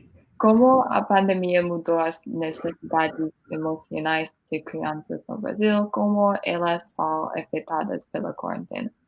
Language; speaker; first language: Portuguese; non-native, learner; English